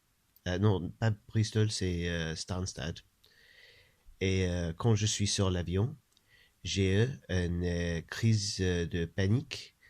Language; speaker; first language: French; non-native, learner; English